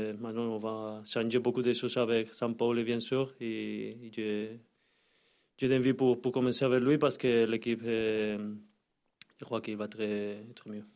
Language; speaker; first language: French; non-native, learner; Spanish